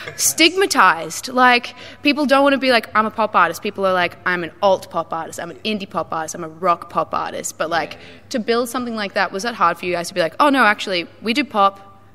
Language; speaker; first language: English; native; English